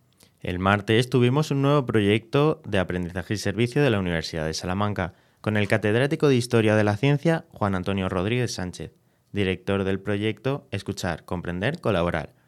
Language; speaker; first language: Spanish; native; Spanish